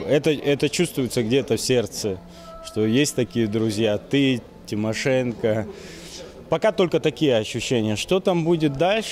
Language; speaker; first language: Russian; native; Russian